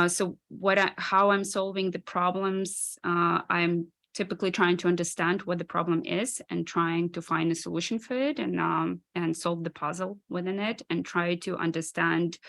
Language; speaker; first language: English; non-native, fluent; Ukrainian